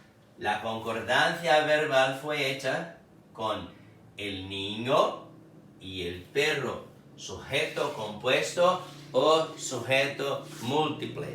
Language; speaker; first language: Spanish; non-native, fluent; Portuguese